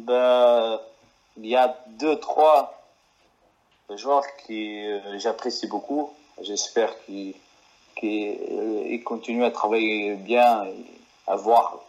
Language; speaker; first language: French; non-native, fluent; Portuguese